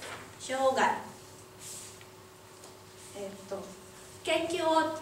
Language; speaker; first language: Japanese; non-native, learner; Indonesian